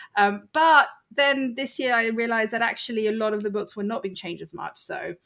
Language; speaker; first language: English; native; English